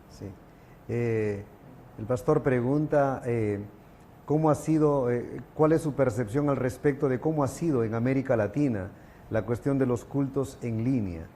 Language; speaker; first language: Spanish; non-native, fluent; Portuguese